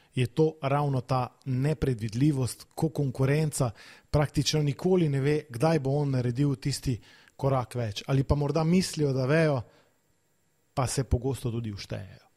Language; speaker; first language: Slovenian; native; Slovenian